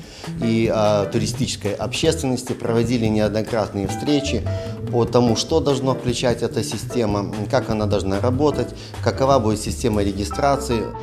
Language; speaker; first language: Russian; native; Russian